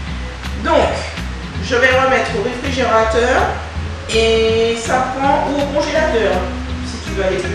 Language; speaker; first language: French; native; French